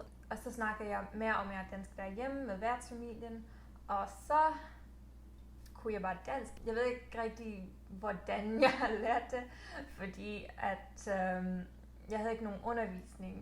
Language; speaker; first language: Danish; non-native, fluent; English